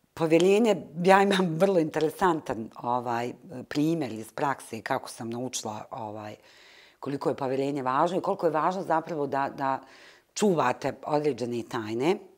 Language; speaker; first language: Bosnian; native; Bosnian